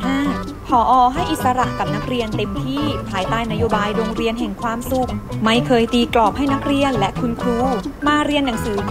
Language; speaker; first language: Thai; native; Thai